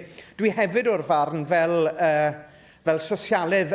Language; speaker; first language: Welsh; native; Welsh